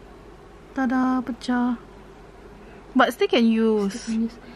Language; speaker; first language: English; non-native, local second language; Malay